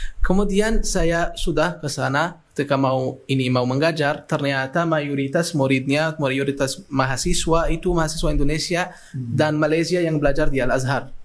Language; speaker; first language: Indonesian; non-native, fluent; Arabic